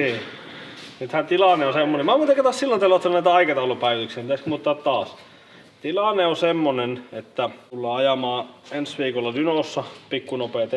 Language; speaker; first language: Finnish; native; Finnish